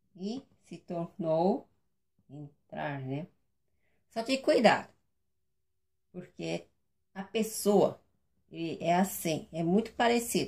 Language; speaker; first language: Portuguese; non-native, fluent; Japanese